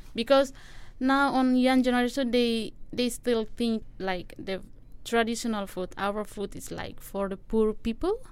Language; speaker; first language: English; non-native, learner; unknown